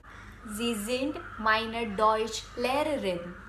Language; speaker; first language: German; non-native, fluent; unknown